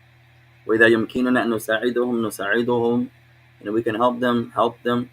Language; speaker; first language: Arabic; non-native, fluent; English